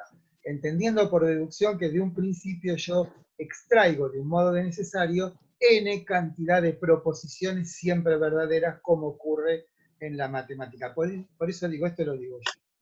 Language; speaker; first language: Spanish; native; Spanish